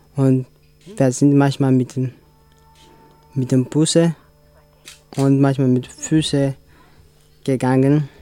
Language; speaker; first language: German; non-native, learner; Tigrinya